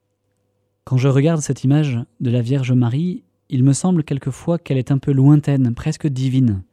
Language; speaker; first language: French; native; French